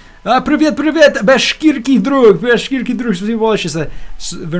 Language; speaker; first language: Russian; non-native, learner; English